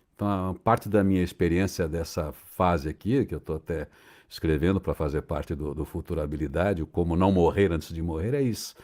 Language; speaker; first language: Portuguese; native; Portuguese